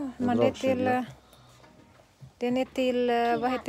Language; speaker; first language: Swedish; non-native, learner; Cebuano